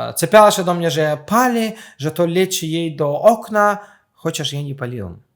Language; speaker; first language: Polish; non-native, fluent; Azerbaijani